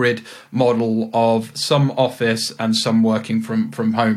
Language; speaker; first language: English; native; English